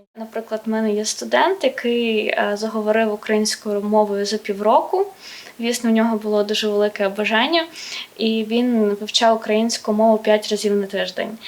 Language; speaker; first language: Ukrainian; native; Ukrainian